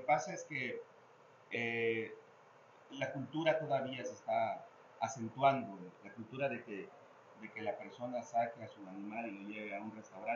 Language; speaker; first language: Spanish; native; Spanish